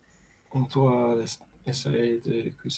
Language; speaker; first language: French; non-native, learner; English